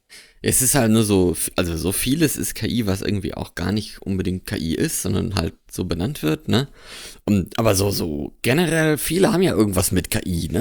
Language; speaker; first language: German; native; German